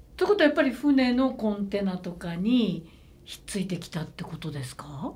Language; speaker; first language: Japanese; native; Japanese